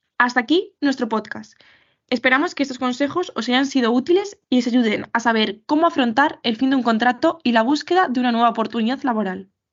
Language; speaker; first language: Spanish; native; Spanish